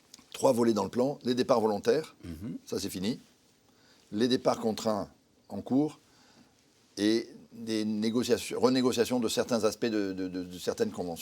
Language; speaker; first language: French; native; French